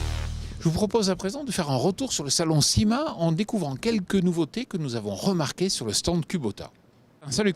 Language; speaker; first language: French; native; French